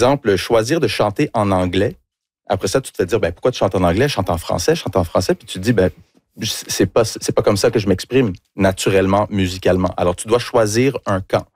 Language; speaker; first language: French; early bilingual, other home language; English